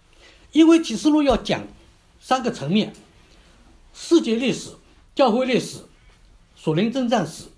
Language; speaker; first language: Chinese; native; Chinese